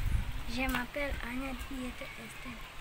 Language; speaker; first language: French; non-native, learner; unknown